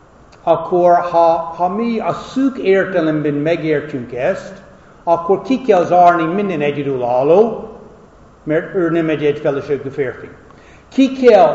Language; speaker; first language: Hungarian; non-native, fluent; English